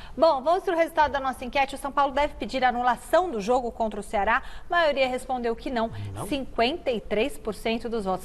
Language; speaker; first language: Portuguese; native; Portuguese